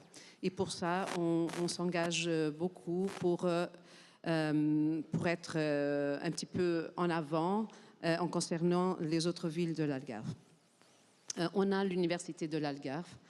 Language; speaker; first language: French; non-native, fluent; Portuguese